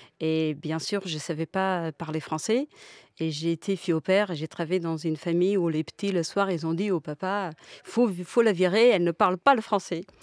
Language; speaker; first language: French; non-native, fluent; Portuguese